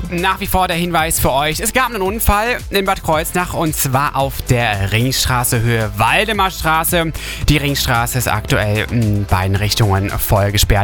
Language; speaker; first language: German; native; German